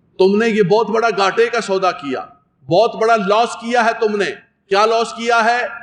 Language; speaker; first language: Urdu; native; Urdu